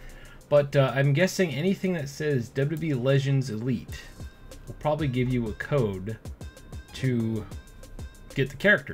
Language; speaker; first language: English; native; English